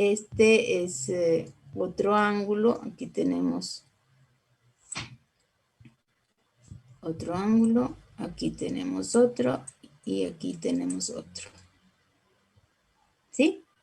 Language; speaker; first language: Spanish; native; Spanish